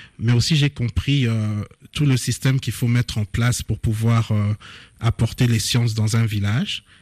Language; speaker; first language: French; non-native, local second language; Lingala